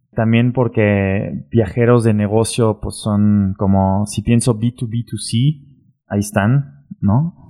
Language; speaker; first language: Spanish; early bilingual, heritage; German